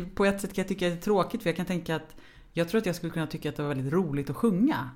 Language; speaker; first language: Swedish; native; Swedish